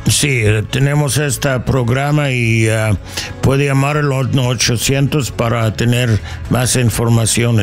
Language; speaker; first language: Spanish; non-native, learner; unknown